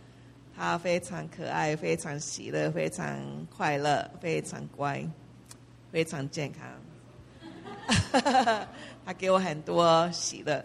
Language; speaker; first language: Chinese; early bilingual, heritage; English